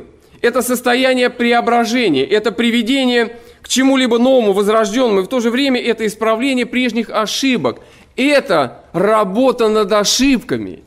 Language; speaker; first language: Russian; native; Russian